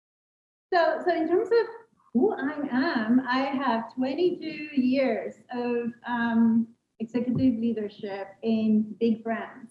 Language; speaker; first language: English; non-native, fluent; Spanish